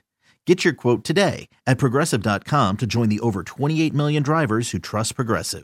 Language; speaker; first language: English; native; English